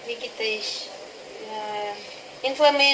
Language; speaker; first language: English; non-native, learner; Russian